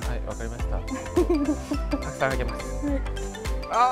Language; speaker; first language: Japanese; non-native, learner; Korean